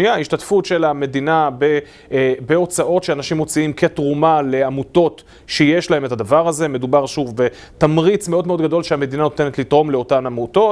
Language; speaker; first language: Hebrew; native; Hebrew